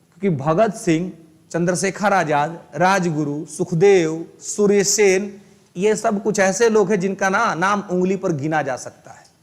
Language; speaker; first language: Hindi; native; Hindi